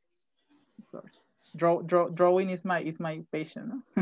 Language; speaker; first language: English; non-native, fluent; Spanish